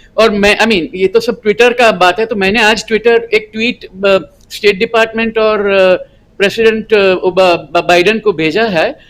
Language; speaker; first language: Hindi; non-native, local second language; Gujarati